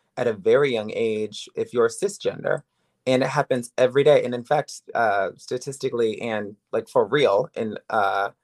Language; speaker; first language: English; native; English